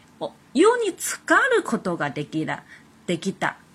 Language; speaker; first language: Japanese; non-native, fluent; Chinese